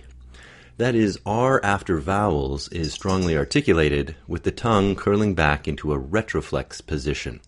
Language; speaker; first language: English; native; English